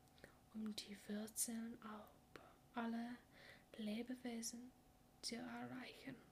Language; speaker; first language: German; non-native, learner; English